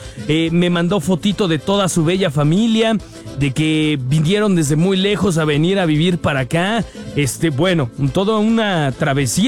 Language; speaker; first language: Spanish; native; Spanish